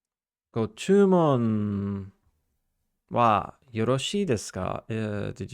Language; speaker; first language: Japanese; non-native, learner; English